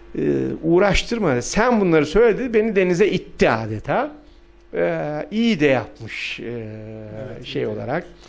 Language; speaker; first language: Turkish; non-native, local second language; Adyghe